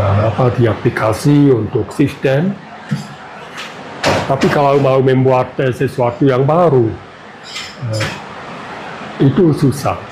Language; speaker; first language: Indonesian; non-native, fluent; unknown